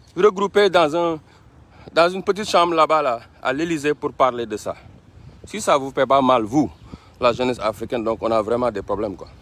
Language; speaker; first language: French; non-native, local second language; Wolof